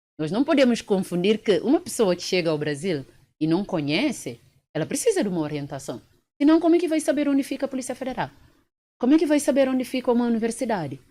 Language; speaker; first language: Portuguese; early bilingual, other home language; Upper Guinea Crioulo